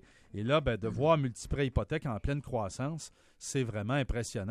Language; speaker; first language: French; native; French